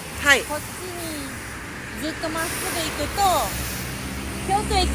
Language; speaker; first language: Japanese; non-native, fluent; Thai